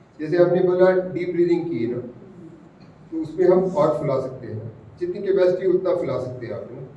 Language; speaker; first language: Hindi; non-native, local second language; Marathi